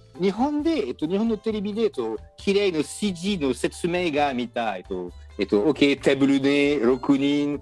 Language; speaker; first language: Japanese; non-native, learner; French